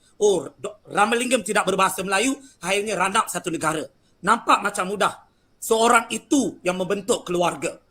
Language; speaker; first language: Malay; native; Malay